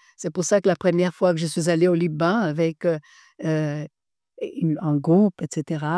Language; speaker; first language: French; non-native, fluent; Portuguese